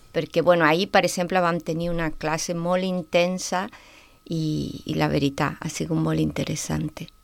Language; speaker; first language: Catalan; non-native, fluent; Spanish